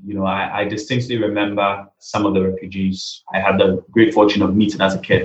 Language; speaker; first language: English; non-native, local second language; Akan